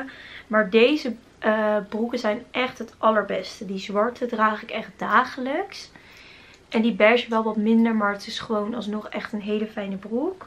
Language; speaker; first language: Dutch; native; Dutch